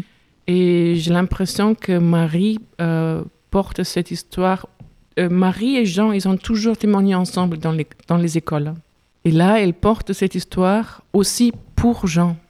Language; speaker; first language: French; non-native, fluent; German